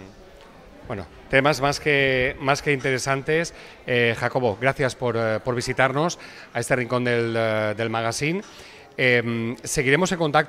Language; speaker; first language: Spanish; non-native, local second language; Catalan